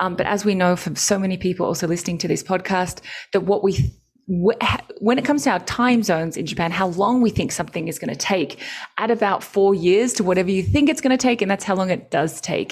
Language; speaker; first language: English; native; English